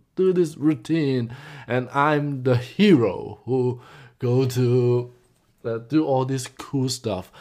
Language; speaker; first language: English; non-native, local second language; Cantonese